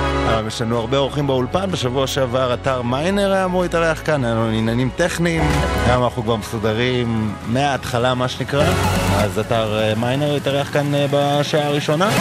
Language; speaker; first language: Hebrew; native; Hebrew